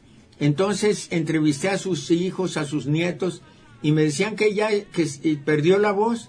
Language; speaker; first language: Spanish; native; Spanish